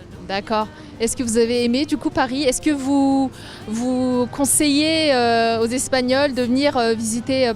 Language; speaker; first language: French; native; French